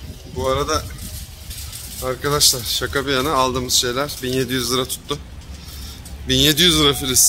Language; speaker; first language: Turkish; native; Turkish